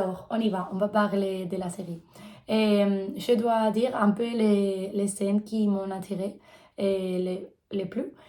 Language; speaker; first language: French; non-native, learner; Spanish